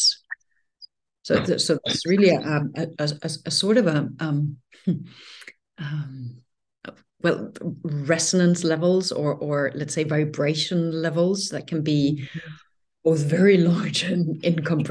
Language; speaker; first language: English; non-native, fluent; Danish